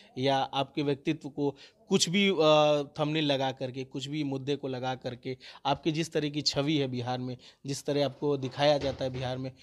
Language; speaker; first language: Hindi; native; Hindi